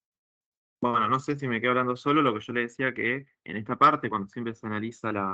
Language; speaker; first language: Spanish; native; Spanish